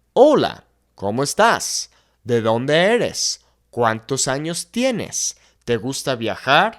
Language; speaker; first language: Spanish; non-native, fluent; English